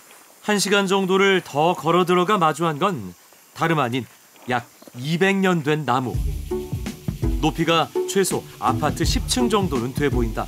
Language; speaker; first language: Korean; native; Korean